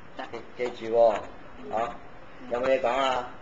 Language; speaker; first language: Cantonese; native; Cantonese